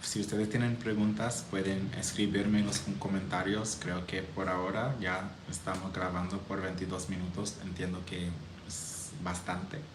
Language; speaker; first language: Spanish; non-native, fluent; English